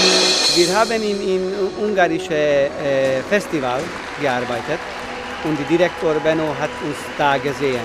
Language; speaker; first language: German; non-native, learner; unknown